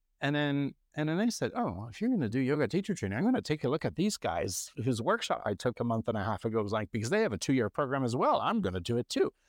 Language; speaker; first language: English; non-native, fluent; French